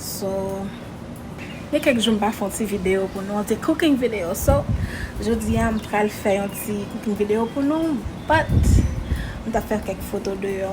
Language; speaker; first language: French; non-native, learner; Haitian Creole